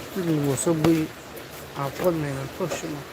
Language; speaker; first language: Russian; non-native, fluent; Tajik